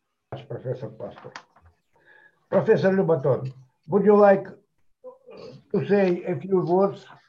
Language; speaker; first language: English; non-native, fluent; Ukrainian